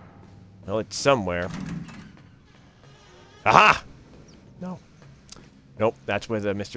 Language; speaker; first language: English; native; English